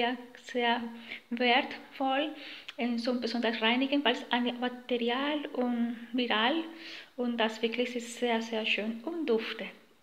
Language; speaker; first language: German; non-native, learner; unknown